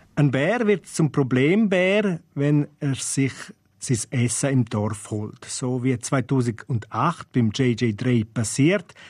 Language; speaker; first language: German; non-native, local second language; Romansh